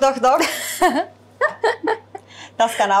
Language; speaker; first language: German; non-native, fluent; Italian